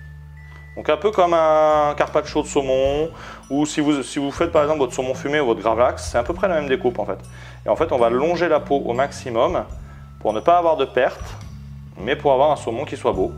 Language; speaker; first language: French; native; French